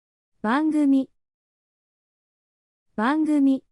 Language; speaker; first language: Japanese; native; Japanese